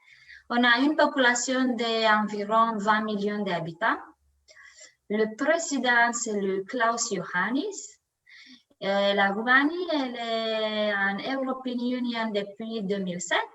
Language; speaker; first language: French; non-native, learner; Romanian